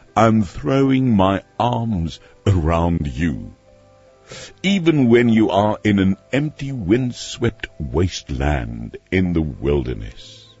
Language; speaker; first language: English; non-native, local second language; Afrikaans